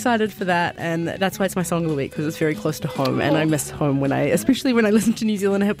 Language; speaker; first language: English; native; English